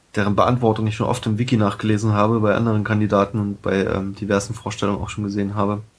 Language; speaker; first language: German; native; German